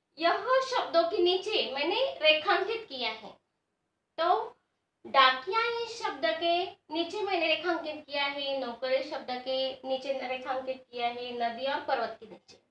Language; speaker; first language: Hindi; non-native, local second language; Marathi